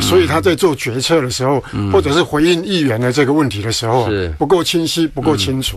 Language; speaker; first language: Chinese; native; Chinese